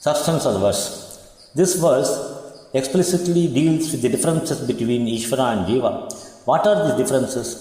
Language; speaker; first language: English; non-native, local second language; Tamil